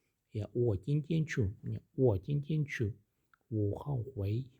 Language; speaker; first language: Chinese; non-native, learner; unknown